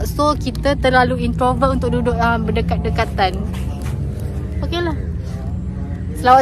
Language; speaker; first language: Malay; native; Malay